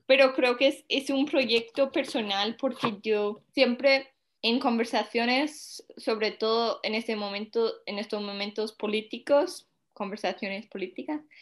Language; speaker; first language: Spanish; early bilingual, heritage; Spanish